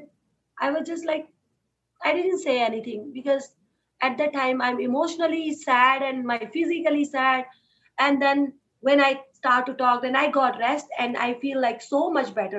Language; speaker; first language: English; non-native, local second language; Hindi